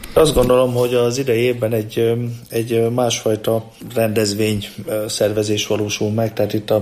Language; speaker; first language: Hungarian; native; Hungarian